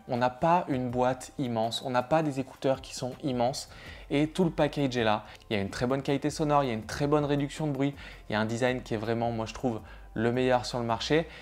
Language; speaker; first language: French; native; French